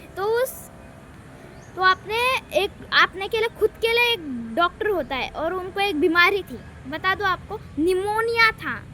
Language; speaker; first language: Hindi; non-native, local second language; Marathi